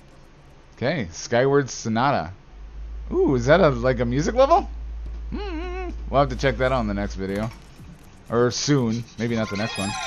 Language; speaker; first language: English; native; English